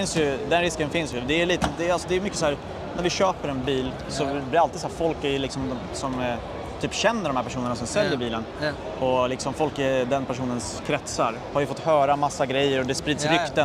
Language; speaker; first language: Swedish; native; Swedish